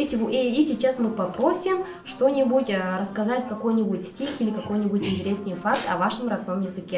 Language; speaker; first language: Russian; non-native, local second language; Yakut